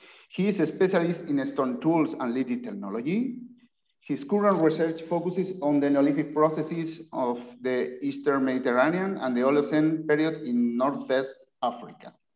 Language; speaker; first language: English; non-native, learner; Spanish